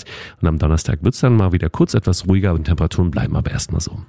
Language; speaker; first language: German; native; German